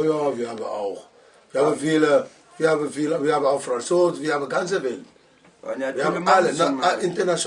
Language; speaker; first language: German; non-native, learner; Ewe